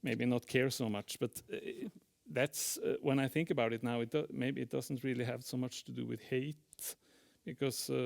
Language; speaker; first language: English; non-native, fluent; Norwegian